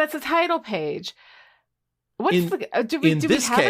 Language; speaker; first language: English; native; English